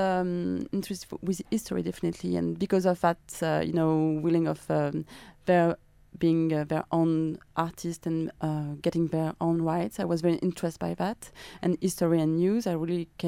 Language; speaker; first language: English; non-native, fluent; French